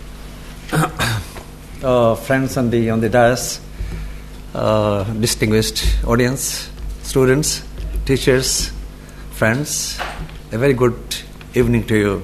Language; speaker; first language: English; non-native, local second language; Bangla